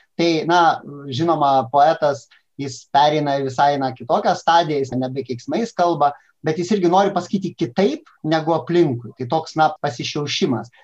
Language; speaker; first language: Lithuanian; native; Lithuanian